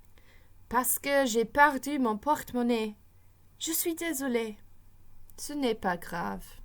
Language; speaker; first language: French; non-native, fluent; English